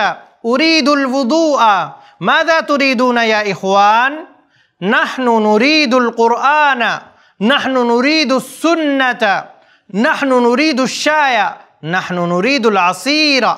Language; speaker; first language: Arabic; non-native, fluent; Urdu